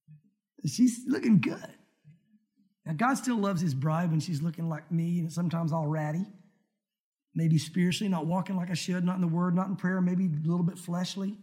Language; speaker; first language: English; native; English